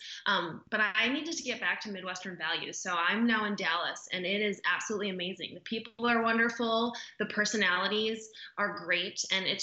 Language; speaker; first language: English; native; English